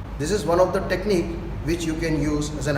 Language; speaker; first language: Hindi; native; Hindi